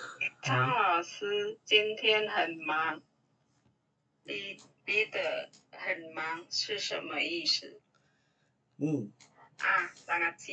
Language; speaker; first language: Chinese; non-native, learner; Indonesian